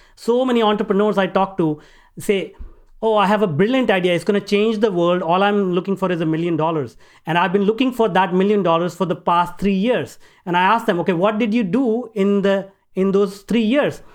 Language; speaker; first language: English; non-native, local second language; Hindi